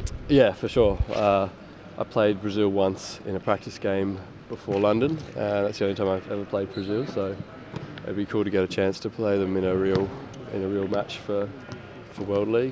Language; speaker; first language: English; native; English